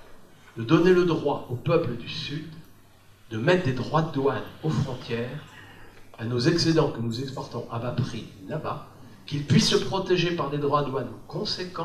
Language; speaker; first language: French; native; French